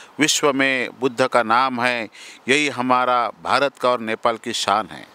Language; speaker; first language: Hindi; non-native, local second language; Marathi